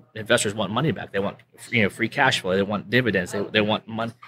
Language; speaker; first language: English; native; English